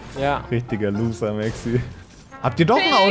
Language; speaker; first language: German; native; German